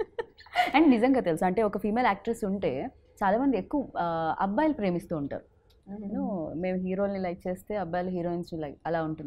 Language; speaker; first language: Telugu; native; Telugu